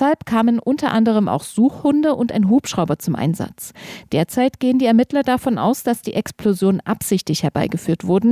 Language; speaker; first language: German; native; German